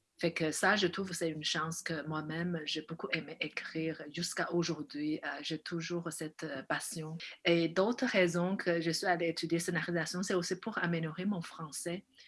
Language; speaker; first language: French; non-native, fluent; Chinese